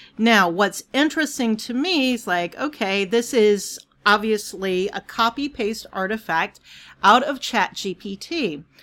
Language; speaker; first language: English; native; English